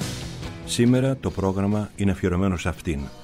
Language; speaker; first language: Greek; native; Greek